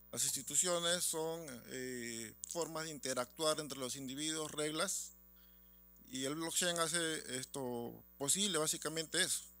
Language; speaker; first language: Spanish; native; Spanish